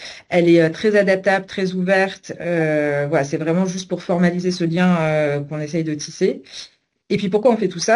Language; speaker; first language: French; native; French